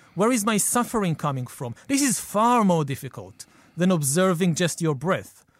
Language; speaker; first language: English; non-native, fluent; Hebrew